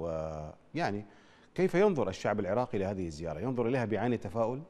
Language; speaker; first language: Arabic; native; Arabic